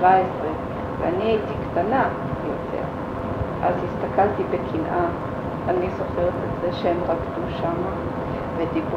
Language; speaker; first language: Hebrew; early bilingual, other home language; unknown